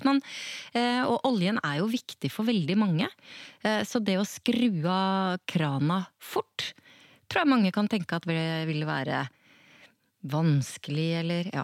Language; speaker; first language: Norwegian; native; Norwegian